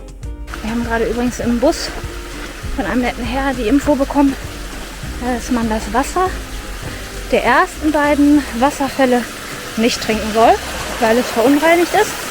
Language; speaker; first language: German; native; German